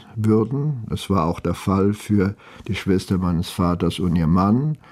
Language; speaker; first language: German; native; German